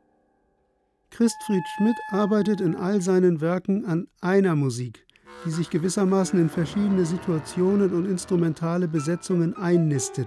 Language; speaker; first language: German; native; German